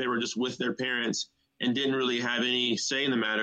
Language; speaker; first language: English; native; English